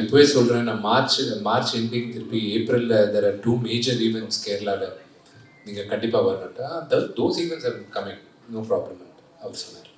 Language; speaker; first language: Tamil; non-native, fluent; Telugu